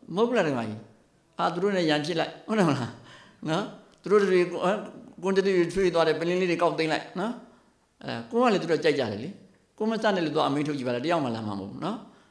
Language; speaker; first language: Burmese; native; Burmese